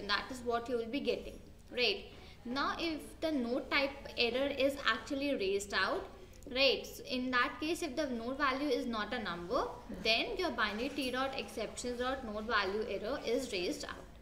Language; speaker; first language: English; non-native, local second language; Hindi